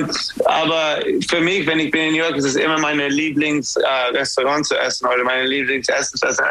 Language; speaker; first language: German; non-native, learner; English